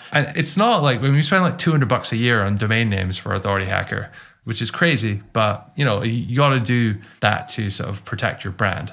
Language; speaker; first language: English; native; English